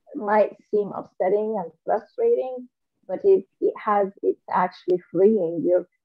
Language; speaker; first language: English; non-native, fluent; Arabic